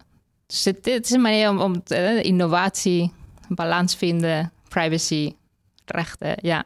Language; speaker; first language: Dutch; non-native, fluent; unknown